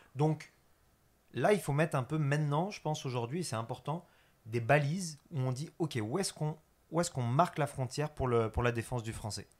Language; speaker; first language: French; native; French